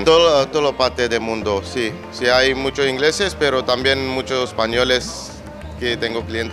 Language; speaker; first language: Spanish; non-native, learner; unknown